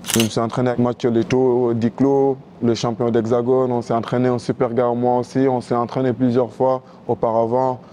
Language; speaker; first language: French; non-native, local second language; Wolof